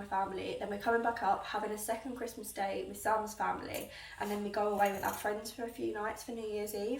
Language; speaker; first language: English; native; English